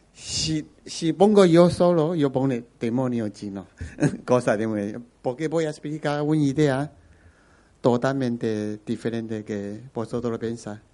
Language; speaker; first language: Spanish; non-native, learner; Chinese